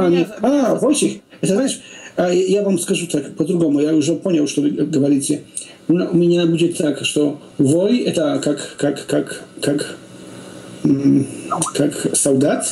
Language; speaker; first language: Russian; non-native, learner; Polish